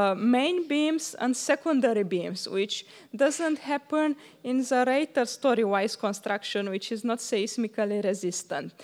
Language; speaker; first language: English; non-native, fluent; Romanian